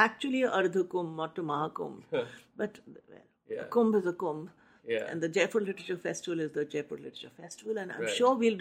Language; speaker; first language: English; non-native, local second language; Hindi